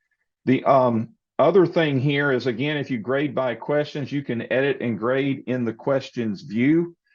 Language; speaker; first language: English; native; English